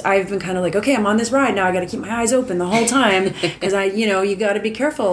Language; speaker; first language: English; native; English